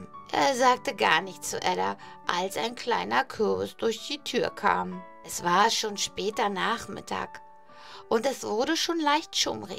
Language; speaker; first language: German; native; German